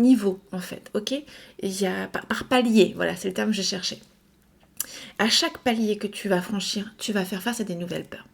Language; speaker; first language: French; native; French